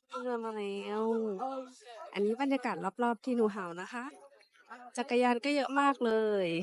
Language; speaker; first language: Thai; native; Thai